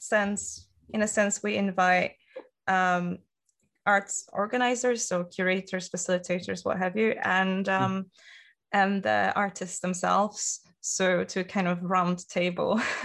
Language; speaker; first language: English; non-native, fluent; Polish